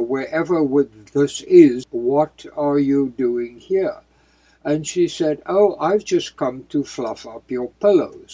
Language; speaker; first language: English; native; English